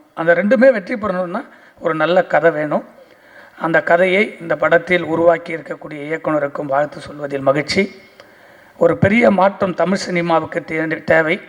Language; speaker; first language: Tamil; native; Tamil